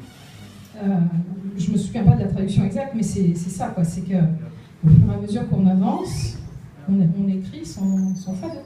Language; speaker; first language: French; native; French